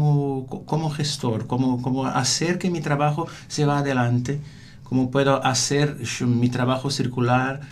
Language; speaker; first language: Spanish; non-native, learner; Portuguese